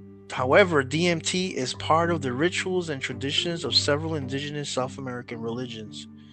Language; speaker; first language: English; early bilingual, other home language; Spanish